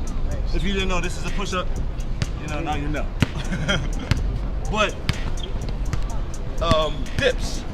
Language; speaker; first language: English; native; English